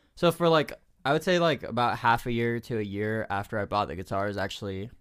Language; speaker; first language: English; early bilingual, other home language; Spanish